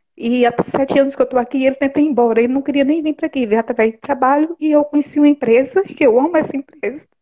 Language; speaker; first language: Portuguese; native; Portuguese